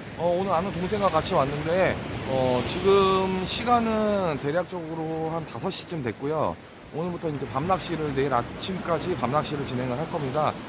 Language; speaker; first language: Korean; native; Korean